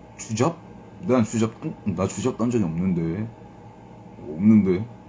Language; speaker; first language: Korean; native; Korean